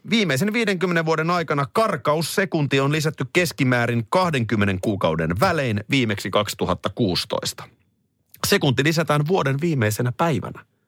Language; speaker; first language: Finnish; native; Finnish